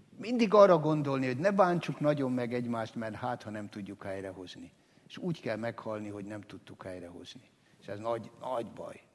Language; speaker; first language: Hungarian; native; Hungarian